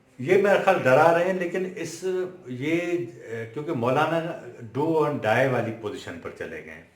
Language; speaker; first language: Urdu; non-native, local second language; Sindhi